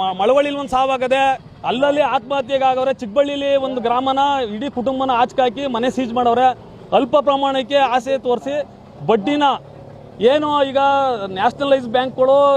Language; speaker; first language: Kannada; native; Kannada